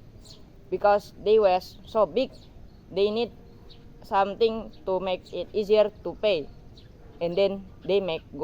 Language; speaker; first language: English; non-native, learner; Indonesian